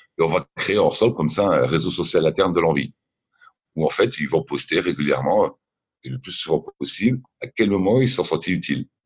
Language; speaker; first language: French; native; French